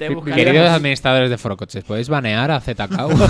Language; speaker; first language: Spanish; native; Spanish